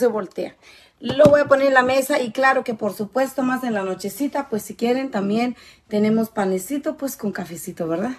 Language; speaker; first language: Spanish; native; Spanish